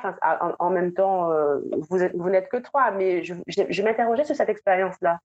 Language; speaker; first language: French; native; French